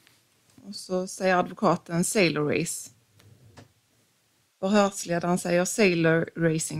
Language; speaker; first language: Swedish; native; Swedish